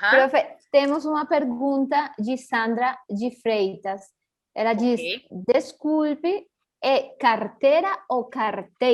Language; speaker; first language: Portuguese; early bilingual, heritage; Portuguese